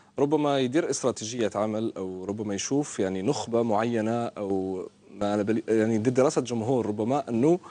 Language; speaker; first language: Arabic; native; Arabic